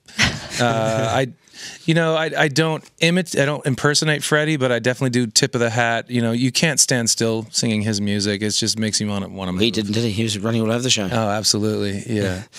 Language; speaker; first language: English; native; English